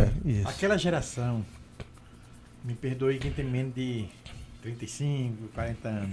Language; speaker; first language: Portuguese; native; Portuguese